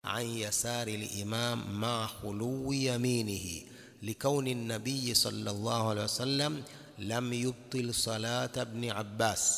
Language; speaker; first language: Arabic; non-native, fluent; Swahili